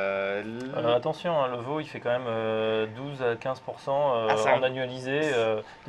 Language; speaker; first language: French; native; French